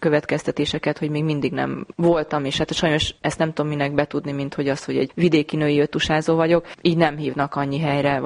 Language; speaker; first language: Hungarian; native; Hungarian